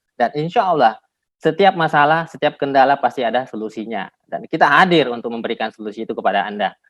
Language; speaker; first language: Indonesian; non-native, local second language; Buginese